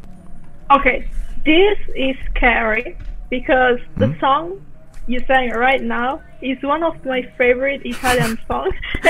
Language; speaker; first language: English; non-native, fluent; Italian